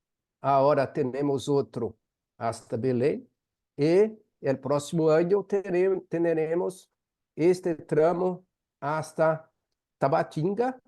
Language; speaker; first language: Spanish; non-native, fluent; Portuguese